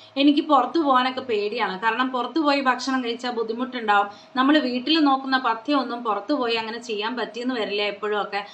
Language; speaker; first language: Malayalam; non-native, local second language; Konkani